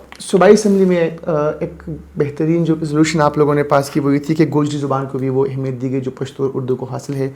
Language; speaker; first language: Urdu; non-native, local second language; Pashto